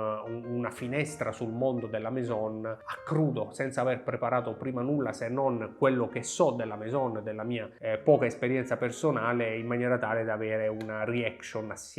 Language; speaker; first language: Italian; native; Italian